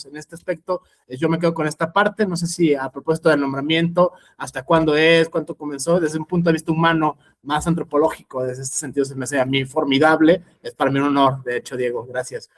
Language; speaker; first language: Spanish; native; Spanish